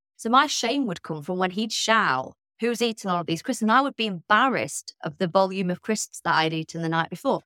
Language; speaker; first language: English; native; English